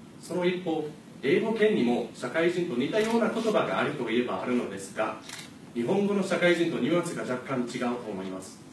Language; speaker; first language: Japanese; non-native, fluent; English